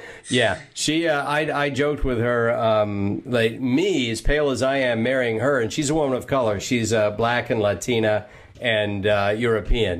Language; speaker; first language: English; native; English